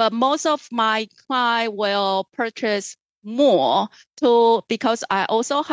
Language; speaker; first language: English; non-native, fluent; Chinese